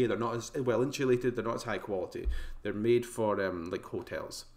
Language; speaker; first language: English; native; English